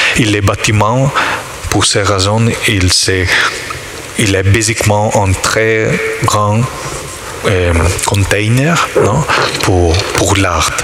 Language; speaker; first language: French; non-native, learner; Italian